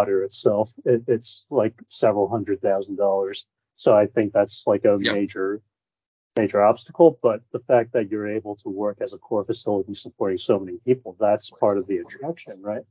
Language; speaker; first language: English; non-native, local second language; Cantonese